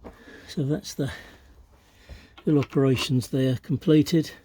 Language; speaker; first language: English; native; English